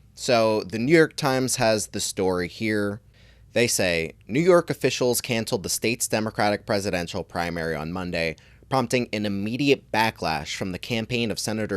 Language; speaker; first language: English; native; English